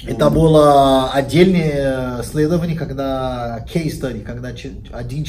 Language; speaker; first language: Russian; non-native, learner; Portuguese